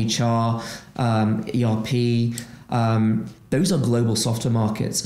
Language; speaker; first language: English; non-native, fluent; Portuguese